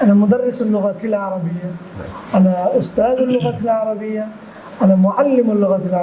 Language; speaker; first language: Arabic; non-native, fluent; Bangla